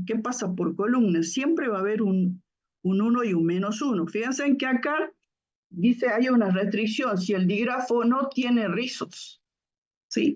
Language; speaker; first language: Spanish; native; Spanish